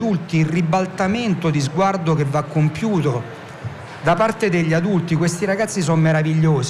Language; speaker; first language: Italian; native; Italian